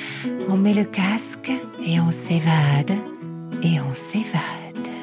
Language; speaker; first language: French; native; French